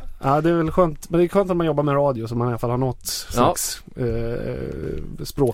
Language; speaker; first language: Swedish; native; Swedish